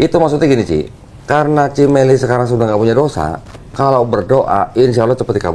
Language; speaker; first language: Indonesian; native; Indonesian